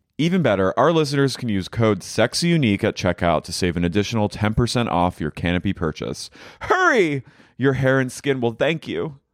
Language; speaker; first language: English; native; English